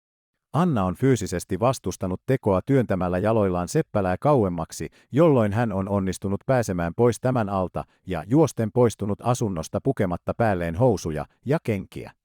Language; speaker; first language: Finnish; native; Finnish